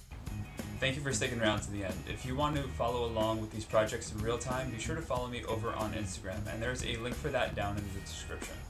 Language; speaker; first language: English; native; English